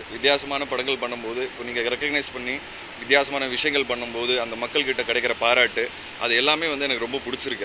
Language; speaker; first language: Tamil; native; Tamil